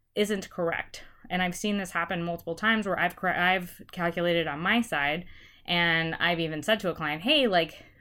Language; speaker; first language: English; native; English